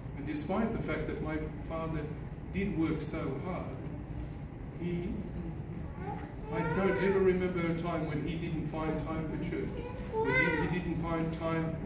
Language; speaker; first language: English; early bilingual, other home language; Russian